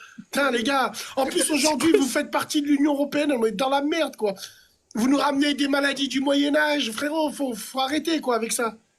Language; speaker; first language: French; native; French